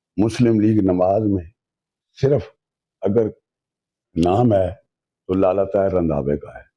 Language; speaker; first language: Urdu; non-native, local second language; Punjabi